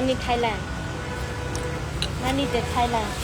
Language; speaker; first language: English; non-native, learner; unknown